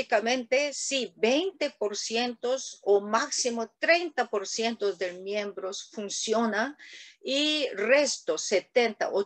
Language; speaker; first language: Spanish; non-native, learner; Korean